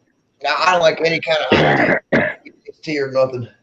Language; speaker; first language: English; native; English